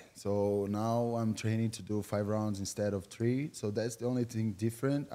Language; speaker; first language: English; non-native, fluent; Portuguese